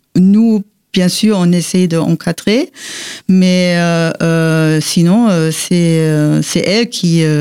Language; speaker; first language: French; non-native, fluent; Portuguese